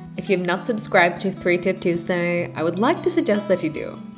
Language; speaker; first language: English; non-native, fluent; Norwegian